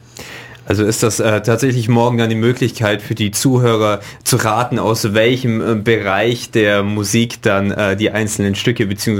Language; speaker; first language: German; native; German